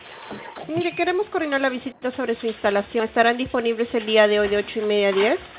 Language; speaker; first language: Spanish; native; Spanish